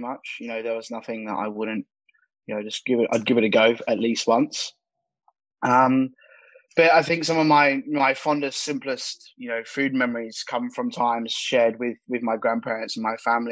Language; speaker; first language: English; native; English